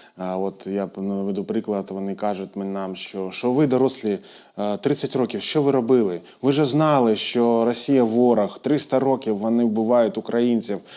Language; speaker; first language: Ukrainian; non-native, local second language; Russian